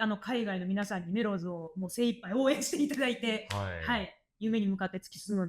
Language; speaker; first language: Japanese; native; Japanese